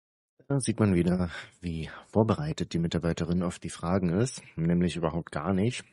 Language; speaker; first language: German; native; German